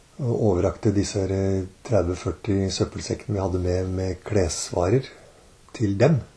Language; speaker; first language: Norwegian; native; Norwegian